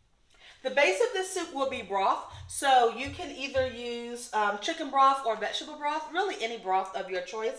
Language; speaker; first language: English; native; English